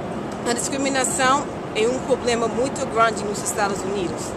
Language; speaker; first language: Portuguese; non-native, fluent; English